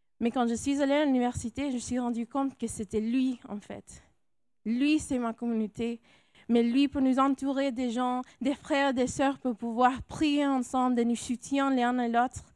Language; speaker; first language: French; non-native, fluent; English